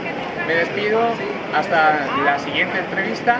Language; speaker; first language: Spanish; native; Spanish